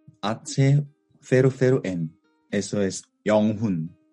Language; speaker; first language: Spanish; non-native, fluent; Korean